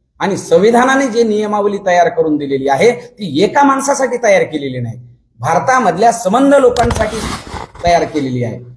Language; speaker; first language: Marathi; non-native, local second language; Lambadi